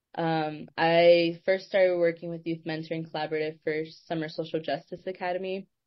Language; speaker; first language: English; native; English